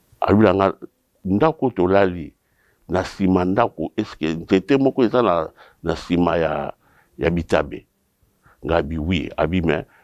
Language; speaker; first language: Lingala; non-native, local second language; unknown